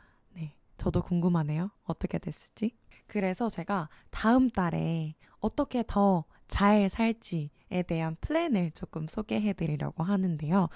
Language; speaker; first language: Korean; native; Korean